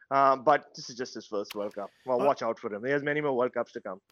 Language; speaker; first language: English; non-native, local second language; Tamil